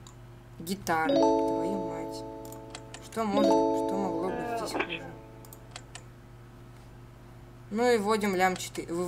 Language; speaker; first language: Russian; native; Russian